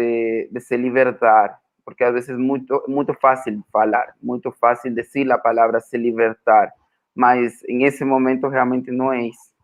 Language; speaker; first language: Portuguese; non-native, fluent; Spanish